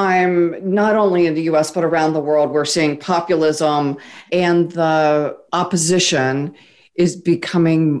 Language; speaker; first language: English; native; English